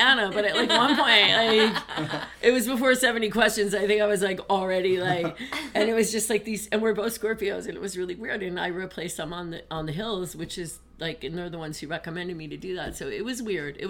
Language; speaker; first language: English; native; English